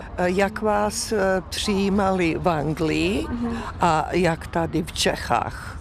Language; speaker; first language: Czech; native; Czech